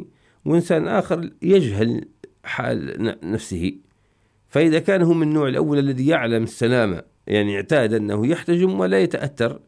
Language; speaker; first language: Arabic; native; Arabic